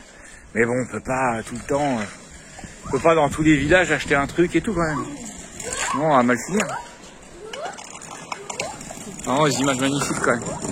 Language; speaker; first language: French; native; French